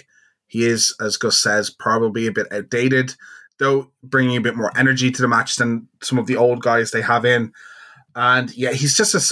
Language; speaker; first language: English; native; English